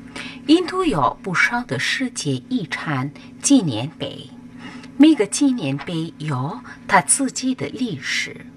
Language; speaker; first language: Chinese; non-native, learner; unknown